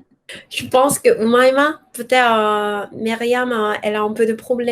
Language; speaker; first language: French; non-native, learner; Korean